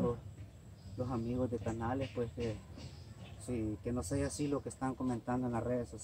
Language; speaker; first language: Spanish; native; Spanish